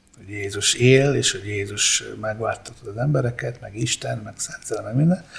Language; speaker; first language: Hungarian; early bilingual, other home language; Italian